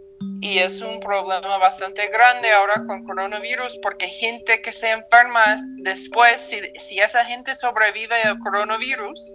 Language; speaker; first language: Spanish; non-native, fluent; English